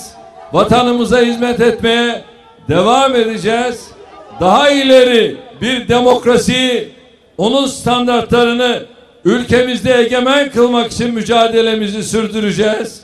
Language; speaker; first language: Turkish; native; Turkish